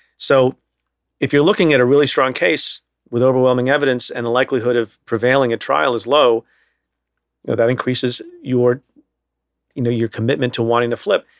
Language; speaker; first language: English; early bilingual, other home language; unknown